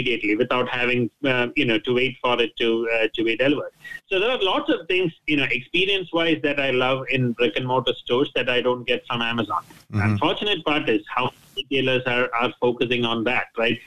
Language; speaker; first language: English; non-native, local second language; Malayalam